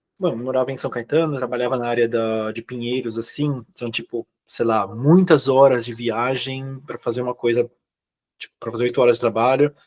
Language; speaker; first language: Portuguese; native; Portuguese